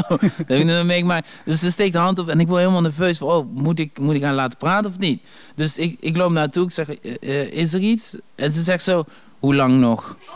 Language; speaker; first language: Dutch; early bilingual, other home language; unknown